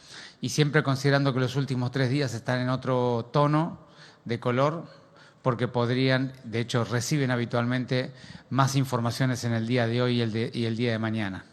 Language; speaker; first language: Spanish; native; Spanish